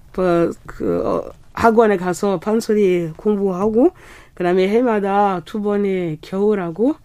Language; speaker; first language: Korean; non-native, fluent; French